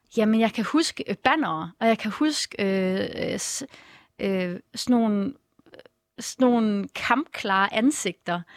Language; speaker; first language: Danish; native; Danish